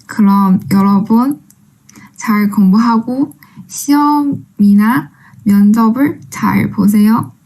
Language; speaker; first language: Korean; non-native, fluent; Chinese